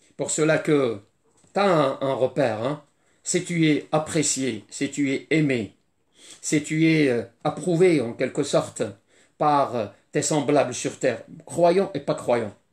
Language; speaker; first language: French; non-native, fluent; Arabic